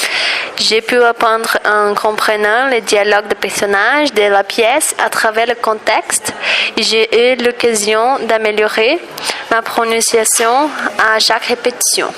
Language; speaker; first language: French; non-native, learner; Portuguese